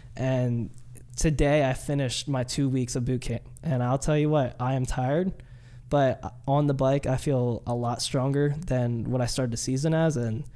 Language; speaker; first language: English; native; English